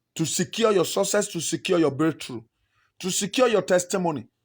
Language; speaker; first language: English; non-native, local second language; Yoruba